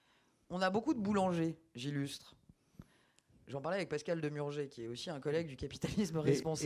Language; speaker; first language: French; native; French